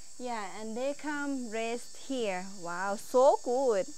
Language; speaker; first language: English; non-native, learner; Thai